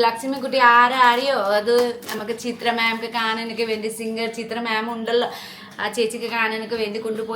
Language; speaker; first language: Malayalam; non-native, learner; Nepali